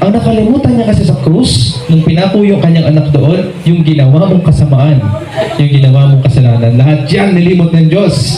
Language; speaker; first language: Filipino; native; Filipino